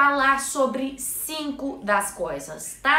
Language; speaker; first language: Portuguese; non-native, learner; English